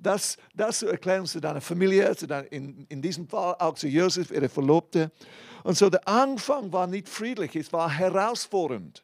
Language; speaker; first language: German; non-native, fluent; English